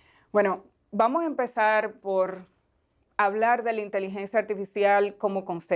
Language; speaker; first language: Spanish; native; Spanish